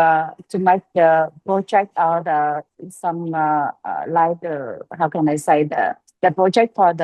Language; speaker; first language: English; non-native, learner; Vietnamese